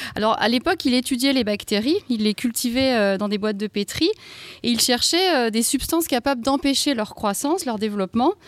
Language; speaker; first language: French; native; French